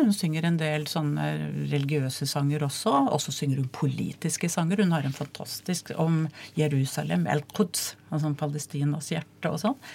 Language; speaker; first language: Norwegian; native; Norwegian